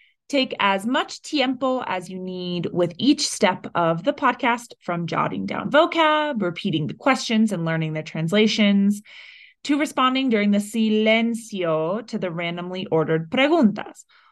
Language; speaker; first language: English; native; English